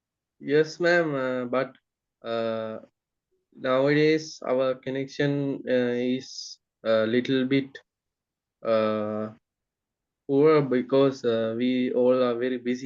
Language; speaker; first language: English; non-native, learner; Sinhala